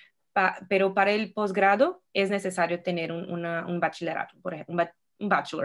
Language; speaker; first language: Spanish; non-native, fluent; Portuguese